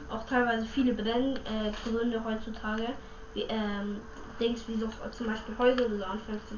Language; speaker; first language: German; native; German